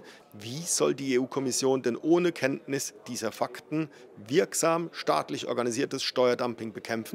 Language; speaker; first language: German; native; German